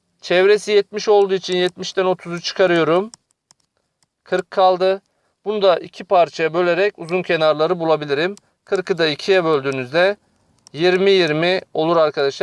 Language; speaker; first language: Turkish; native; Turkish